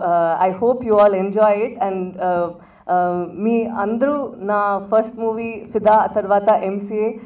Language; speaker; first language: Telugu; non-native, local second language; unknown